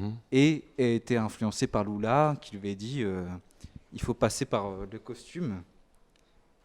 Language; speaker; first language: French; native; French